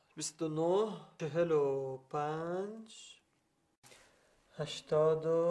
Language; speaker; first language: Persian; non-native, learner; Arabic